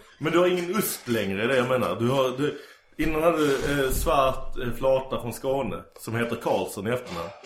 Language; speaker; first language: Swedish; early bilingual, other home language; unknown